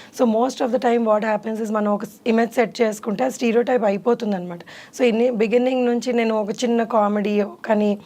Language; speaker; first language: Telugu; native; Telugu